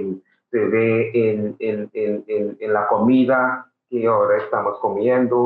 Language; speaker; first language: Spanish; non-native, fluent; English